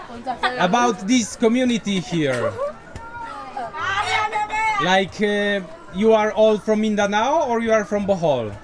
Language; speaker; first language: English; non-native, learner; Polish